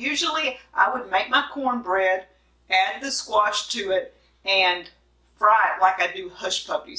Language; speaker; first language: English; native; English